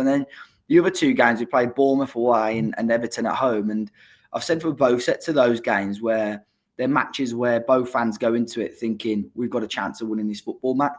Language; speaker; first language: English; native; English